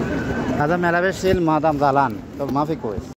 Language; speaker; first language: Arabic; non-native, learner; Bangla